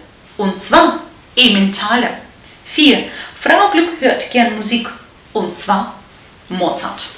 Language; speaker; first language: German; non-native, fluent; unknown